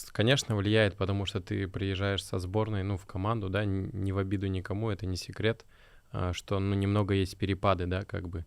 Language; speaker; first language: Russian; native; Russian